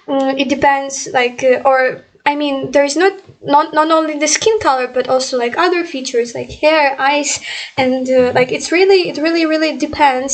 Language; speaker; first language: English; non-native, fluent; Ukrainian